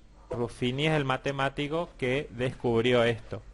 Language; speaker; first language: Spanish; native; Spanish